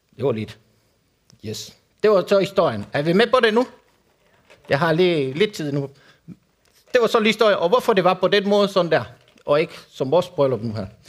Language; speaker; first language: Danish; non-native, fluent; Spanish